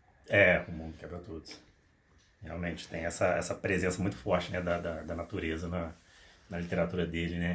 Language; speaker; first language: Portuguese; native; Portuguese